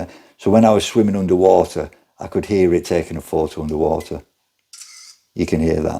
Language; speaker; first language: English; native; English